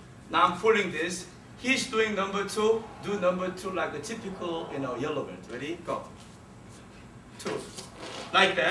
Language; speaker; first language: English; non-native, fluent; Korean